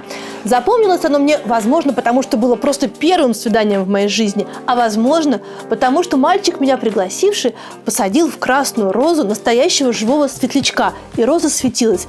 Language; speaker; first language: Russian; native; Russian